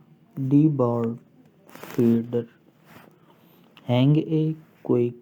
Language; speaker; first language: English; non-native, local second language; Urdu